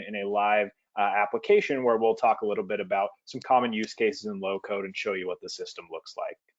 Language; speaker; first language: English; native; English